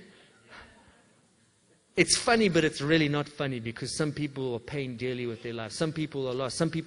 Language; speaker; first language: English; native; English